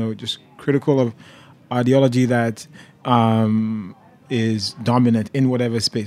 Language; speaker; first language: English; non-native, local second language; Yoruba